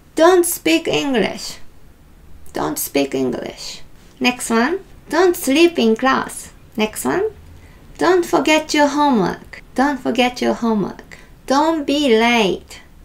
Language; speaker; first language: English; non-native, fluent; Japanese